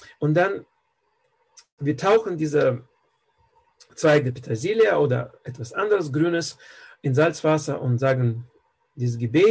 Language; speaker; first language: German; non-native, fluent; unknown